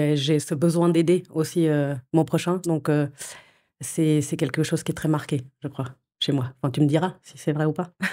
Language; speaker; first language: French; early bilingual, other home language; Portuguese